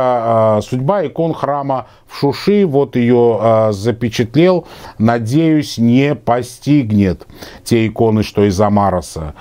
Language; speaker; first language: Russian; native; Russian